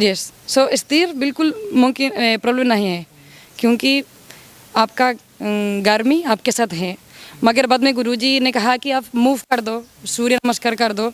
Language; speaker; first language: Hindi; non-native, learner; Spanish